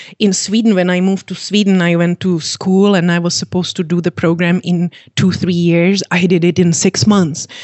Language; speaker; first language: English; non-native, fluent; Czech